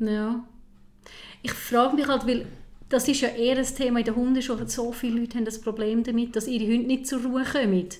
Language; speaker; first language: German; native; German